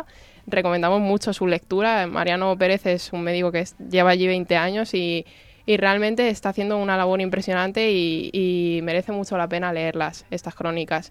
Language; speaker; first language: Spanish; native; Spanish